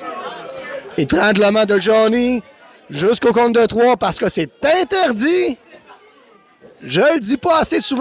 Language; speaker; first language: French; native; French